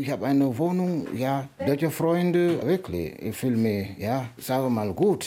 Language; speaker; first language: German; non-native, learner; Wolof